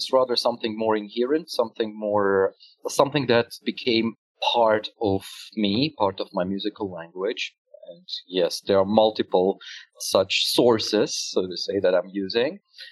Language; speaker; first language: English; non-native, fluent; Russian